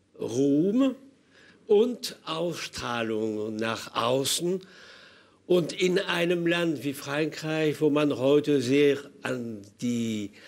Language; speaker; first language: German; non-native, fluent; French